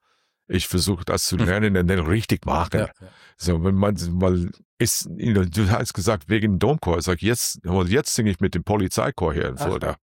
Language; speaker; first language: German; non-native, learner; English